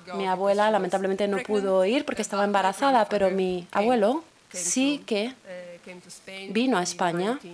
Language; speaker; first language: Spanish; non-native, fluent; Polish